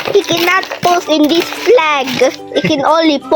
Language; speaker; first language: English; non-native, local second language; Filipino